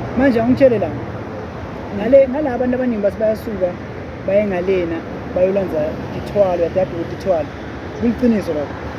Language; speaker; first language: Zulu; native; Zulu